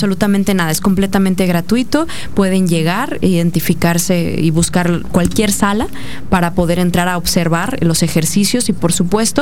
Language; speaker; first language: Spanish; native; Spanish